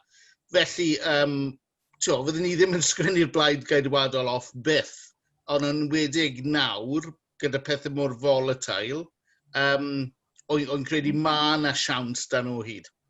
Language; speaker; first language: Welsh; native; Welsh